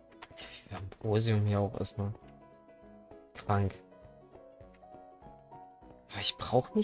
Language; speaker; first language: German; native; German